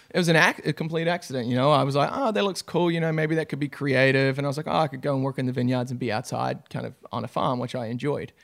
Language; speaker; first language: English; native; English